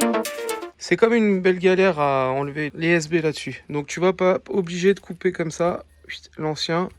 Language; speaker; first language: French; native; French